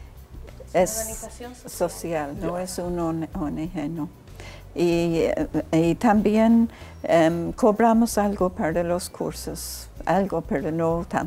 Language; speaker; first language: Spanish; non-native, fluent; English